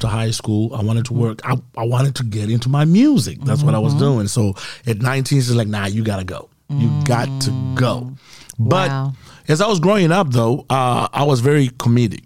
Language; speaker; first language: English; non-native, local second language; Shona